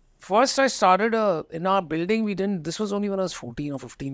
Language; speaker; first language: English; non-native, local second language; Hindi